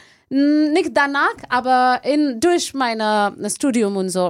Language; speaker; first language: German; non-native, fluent; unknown